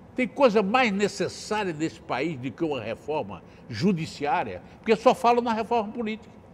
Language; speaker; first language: Portuguese; native; Portuguese